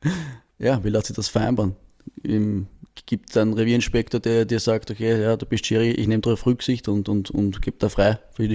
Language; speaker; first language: German; native; German